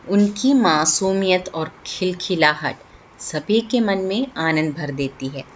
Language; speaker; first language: Hindi; non-native, local second language; Malayalam